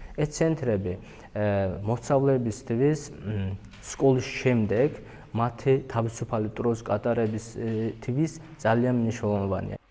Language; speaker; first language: Georgian; non-native, local second language; Azerbaijani